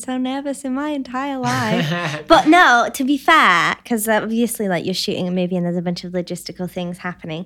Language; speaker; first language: English; native; English